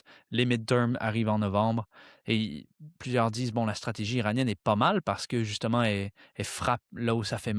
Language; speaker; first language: French; native; French